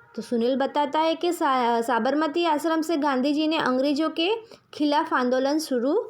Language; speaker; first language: Hindi; non-native, local second language; Gujarati